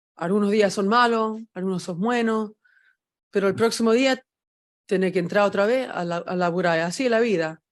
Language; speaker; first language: Spanish; early bilingual, heritage; Spanish